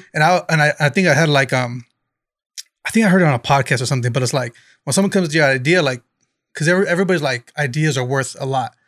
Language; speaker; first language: English; native; English